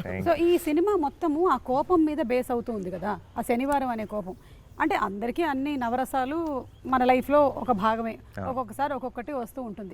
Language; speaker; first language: Telugu; native; Telugu